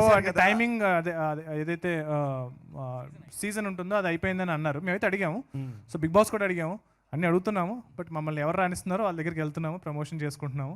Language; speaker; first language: Telugu; native; Telugu